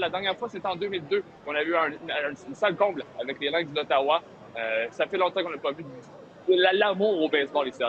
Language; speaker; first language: French; native; French